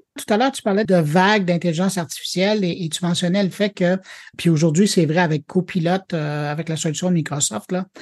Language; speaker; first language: French; native; French